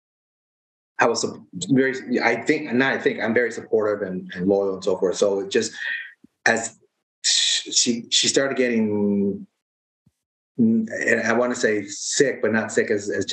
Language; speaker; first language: English; native; English